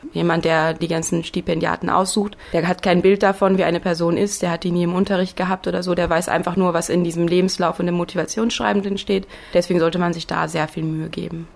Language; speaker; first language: German; native; German